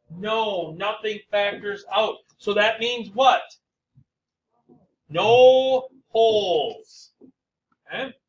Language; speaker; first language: English; native; English